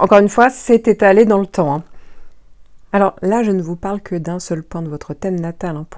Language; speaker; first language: French; native; French